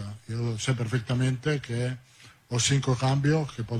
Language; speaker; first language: Portuguese; non-native, learner; Italian